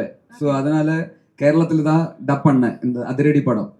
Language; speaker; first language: Tamil; non-native, learner; Malayalam